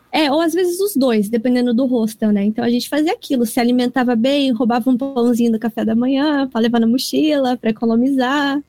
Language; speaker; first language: Portuguese; early bilingual, heritage; Portuguese